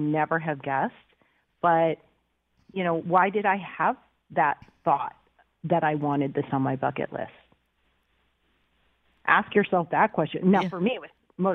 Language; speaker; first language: English; native; English